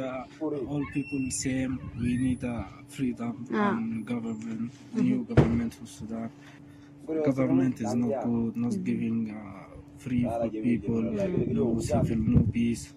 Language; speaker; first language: English; non-native, learner; Arabic